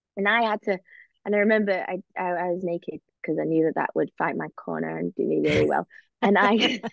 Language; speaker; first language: English; native; English